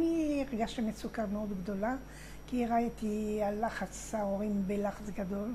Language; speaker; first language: Hebrew; non-native, fluent; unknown